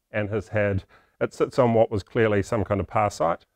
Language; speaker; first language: English; native; English